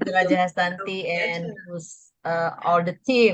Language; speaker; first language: English; non-native, learner; Indonesian